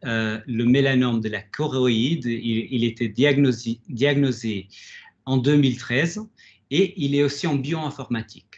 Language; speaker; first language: French; non-native, fluent; Portuguese